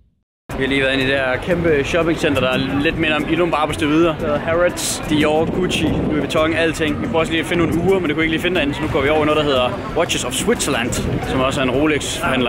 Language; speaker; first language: Danish; native; Danish